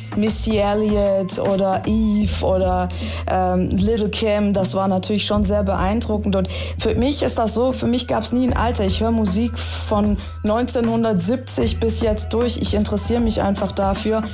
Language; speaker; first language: German; native; German